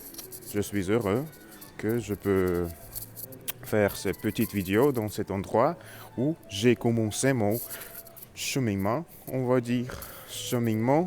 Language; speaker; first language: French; non-native, learner; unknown